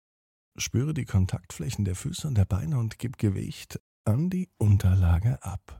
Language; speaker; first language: German; native; German